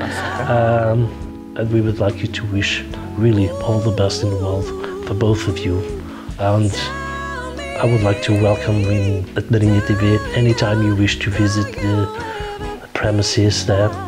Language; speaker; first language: English; non-native, learner; Portuguese